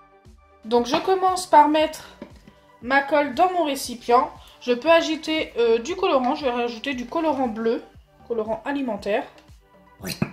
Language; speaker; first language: French; native; French